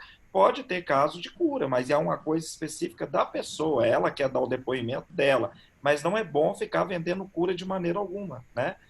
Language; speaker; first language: Portuguese; native; Portuguese